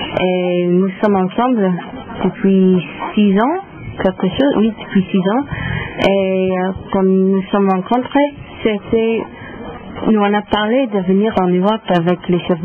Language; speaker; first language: French; non-native, learner; English